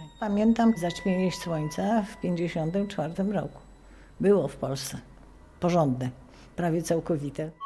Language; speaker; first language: Polish; native; Polish